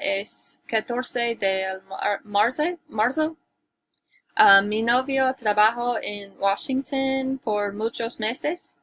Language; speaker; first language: Spanish; non-native, learner; English